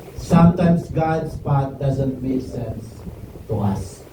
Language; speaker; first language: English; non-native, local second language; Filipino